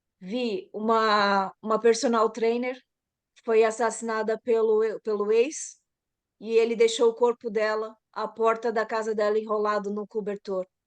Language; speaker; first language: Portuguese; native; Portuguese